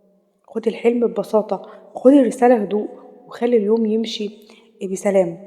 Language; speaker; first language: Arabic; native; Arabic